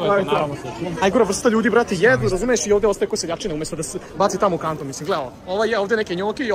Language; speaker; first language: Croatian; native; Croatian